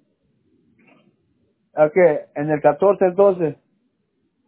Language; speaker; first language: Spanish; native; Spanish